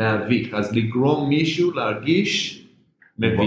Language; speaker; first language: Hebrew; non-native, fluent; English